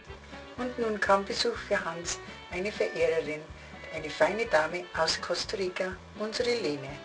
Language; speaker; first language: German; native; German